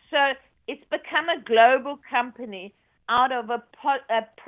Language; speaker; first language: English; native; English